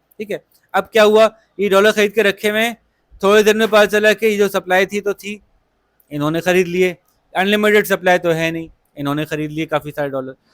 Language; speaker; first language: Urdu; native; Urdu